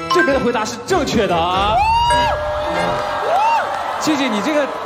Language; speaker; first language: Chinese; native; Chinese